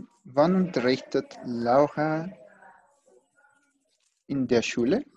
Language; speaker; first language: German; non-native, learner; Spanish